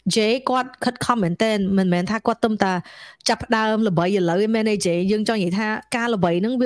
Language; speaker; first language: Khmer; early bilingual, heritage; Khmer